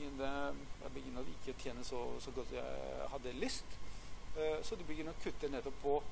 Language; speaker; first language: Norwegian; non-native, fluent; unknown